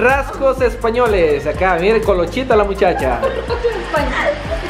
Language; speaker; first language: Spanish; native; Spanish